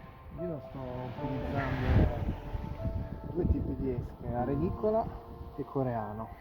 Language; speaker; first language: Italian; native; Italian